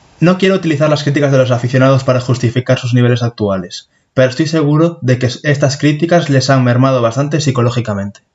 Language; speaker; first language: Spanish; native; Spanish